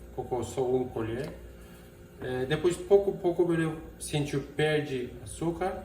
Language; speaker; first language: Portuguese; non-native, learner; Turkish